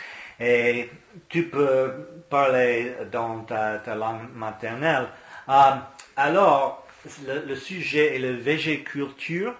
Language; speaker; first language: French; non-native, learner; English